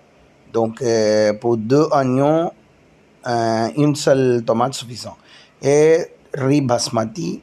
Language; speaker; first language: French; non-native, learner; Tamil